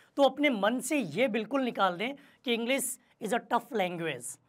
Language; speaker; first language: Hindi; native; Hindi